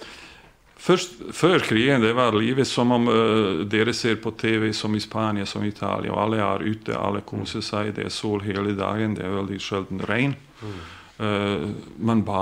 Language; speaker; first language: Norwegian; non-native, fluent; Bosnian